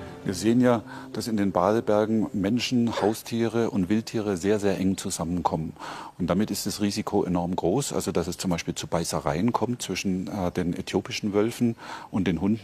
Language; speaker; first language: German; native; German